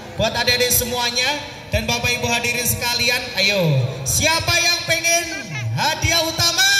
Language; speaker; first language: Indonesian; non-native, local second language; Javanese